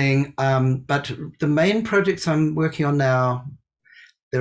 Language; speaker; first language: English; native; English